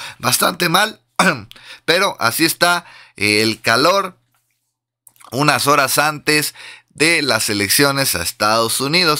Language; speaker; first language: Spanish; native; Spanish